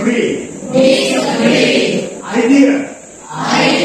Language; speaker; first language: English; non-native, learner; Indonesian